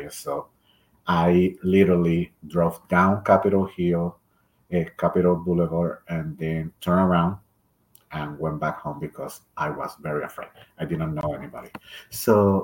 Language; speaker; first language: English; non-native, fluent; Spanish